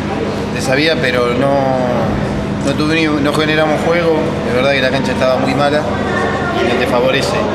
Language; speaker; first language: Spanish; native; Spanish